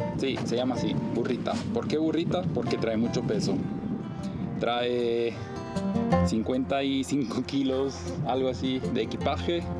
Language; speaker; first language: Spanish; non-native, fluent; Italian